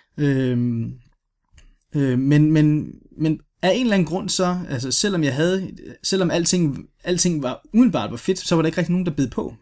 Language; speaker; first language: Danish; native; Danish